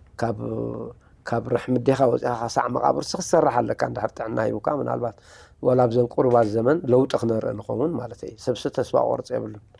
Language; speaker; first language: Tigrinya; native; Tigrinya